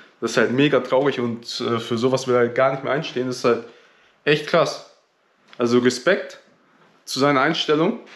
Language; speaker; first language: German; native; German